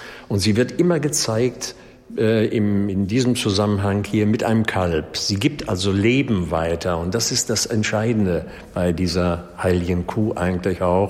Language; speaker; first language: German; native; German